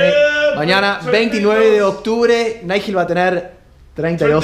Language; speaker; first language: Spanish; non-native, fluent; English